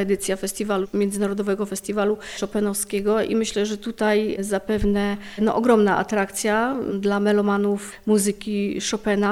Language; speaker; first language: Polish; native; Polish